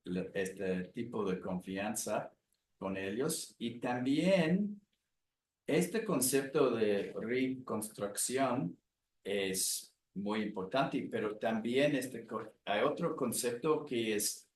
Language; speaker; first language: Spanish; non-native, fluent; English